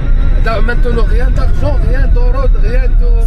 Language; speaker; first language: French; non-native, learner; Arabic